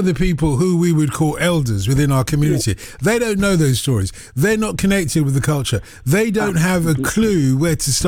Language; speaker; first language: English; non-native, local second language; Yoruba